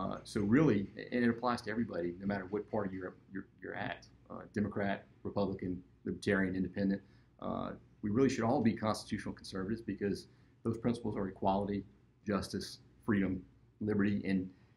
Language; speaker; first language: English; native; English